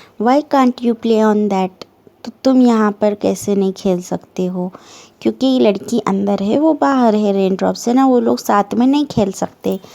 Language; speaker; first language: Urdu; native; Urdu